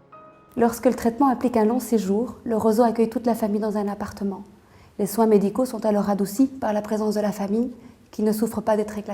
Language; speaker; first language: French; native; French